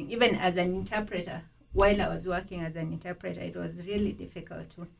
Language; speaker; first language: English; non-native, local second language; Kalenjin